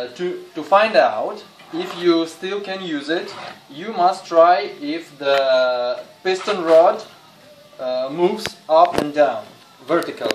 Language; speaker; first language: English; non-native, fluent; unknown